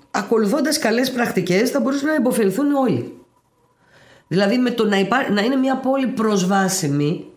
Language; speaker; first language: Greek; native; Greek